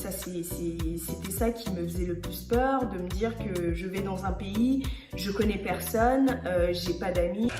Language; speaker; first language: French; early bilingual, other home language; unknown